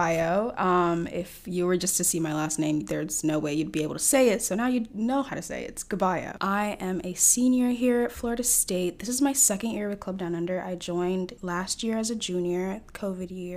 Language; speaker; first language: English; early bilingual, other home language; Haitian Creole